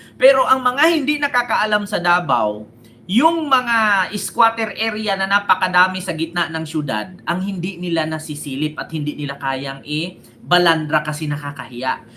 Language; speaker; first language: Filipino; native; Filipino